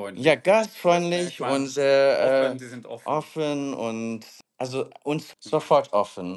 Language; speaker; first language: German; non-native, fluent; English